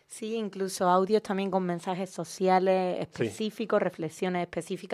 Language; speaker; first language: Spanish; native; Spanish